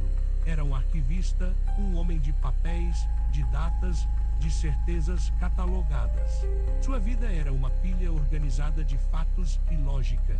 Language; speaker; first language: Portuguese; native; Portuguese